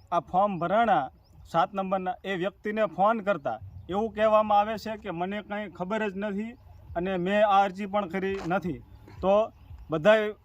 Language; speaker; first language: Gujarati; native; Gujarati